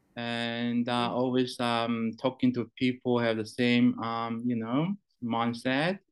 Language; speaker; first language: English; non-native, fluent; Chinese